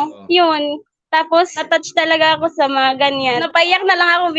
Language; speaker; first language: Filipino; non-native, local second language; Waray